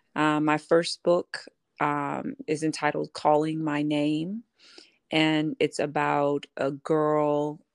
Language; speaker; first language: English; native; English